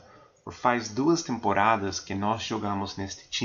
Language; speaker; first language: Portuguese; non-native, fluent; English